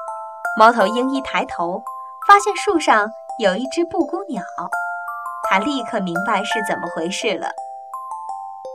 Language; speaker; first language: Chinese; native; Chinese